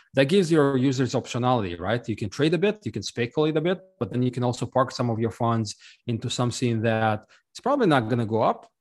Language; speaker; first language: English; non-native, fluent; Russian